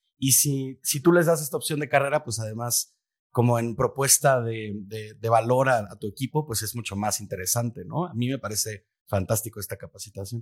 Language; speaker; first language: Spanish; native; Spanish